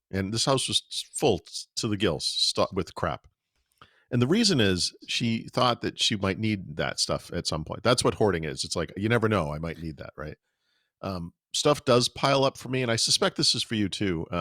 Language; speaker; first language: English; native; English